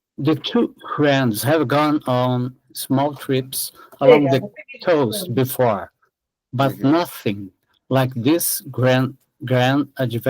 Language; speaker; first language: English; non-native, learner; Portuguese